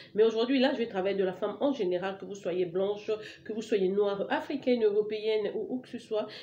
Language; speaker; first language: French; non-native, local second language; Lingala